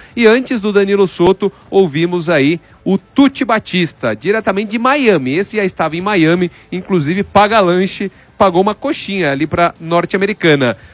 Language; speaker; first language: Portuguese; native; Portuguese